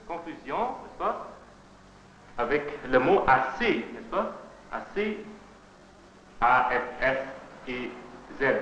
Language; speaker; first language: French; non-native, fluent; Indonesian